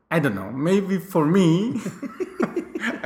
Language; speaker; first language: English; non-native, fluent; Spanish